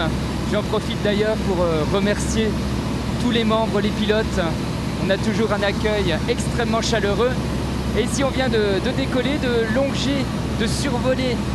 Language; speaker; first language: French; native; French